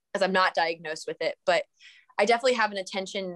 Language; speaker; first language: English; native; English